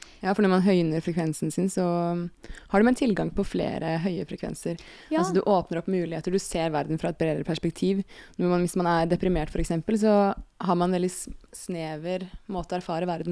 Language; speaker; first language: Norwegian; native; Norwegian